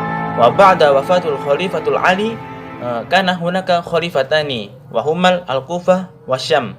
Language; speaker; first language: Arabic; non-native, learner; Indonesian